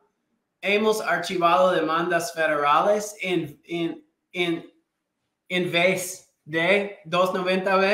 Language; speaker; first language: Spanish; non-native, fluent; English